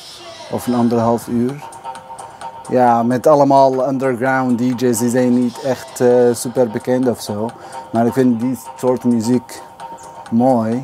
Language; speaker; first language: Dutch; non-native, fluent; Arabic